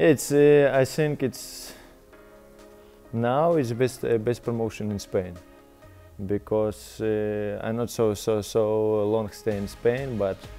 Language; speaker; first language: English; non-native, learner; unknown